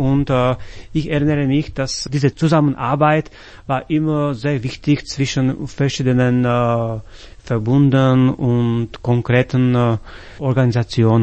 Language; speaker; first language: German; non-native, fluent; Slovak